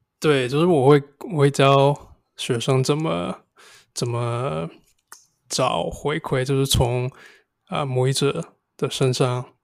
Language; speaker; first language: Chinese; non-native, fluent; English